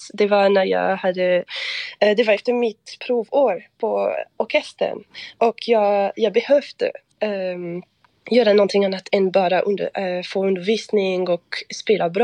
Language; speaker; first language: Swedish; non-native, fluent; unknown